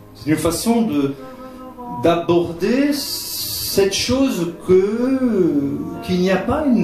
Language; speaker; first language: French; non-native, fluent; Portuguese